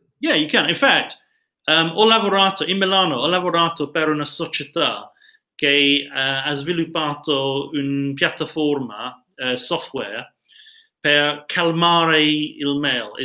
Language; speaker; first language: Italian; non-native, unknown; English